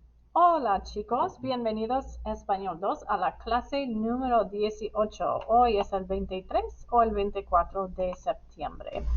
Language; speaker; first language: Spanish; non-native, fluent; English